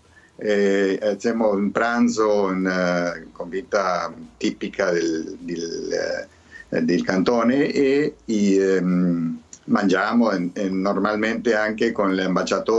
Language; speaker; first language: Italian; early bilingual, heritage; Spanish